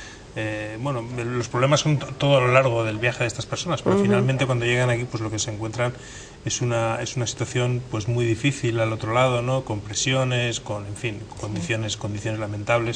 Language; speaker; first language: Spanish; native; Spanish